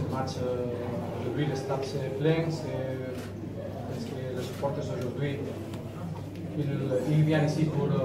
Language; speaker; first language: French; non-native, learner; Spanish